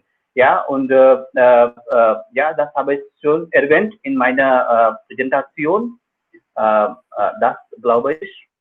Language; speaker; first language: German; non-native, fluent; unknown